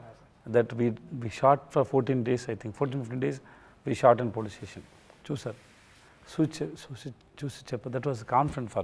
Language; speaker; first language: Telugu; non-native, learner; Tamil